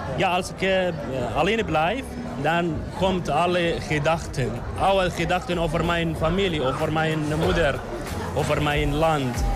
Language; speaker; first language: Dutch; non-native, learner; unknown